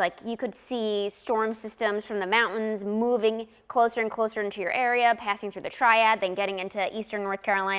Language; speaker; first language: English; native; English